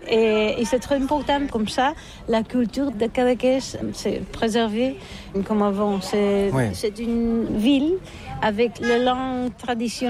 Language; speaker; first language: French; non-native, learner; Catalan